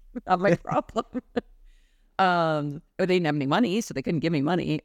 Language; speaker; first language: English; native; English